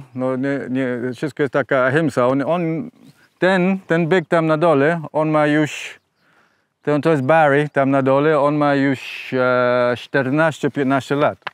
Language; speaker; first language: Polish; non-native, learner; Spanish